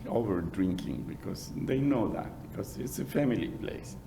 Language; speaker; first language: English; non-native, fluent; Spanish